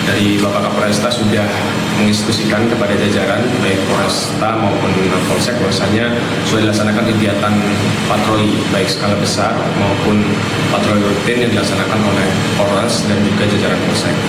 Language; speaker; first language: Indonesian; native; Indonesian